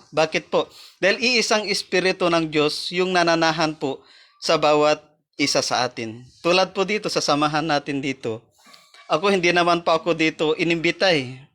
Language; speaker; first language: Filipino; native; Filipino